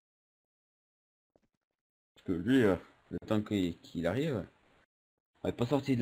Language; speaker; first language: French; native; French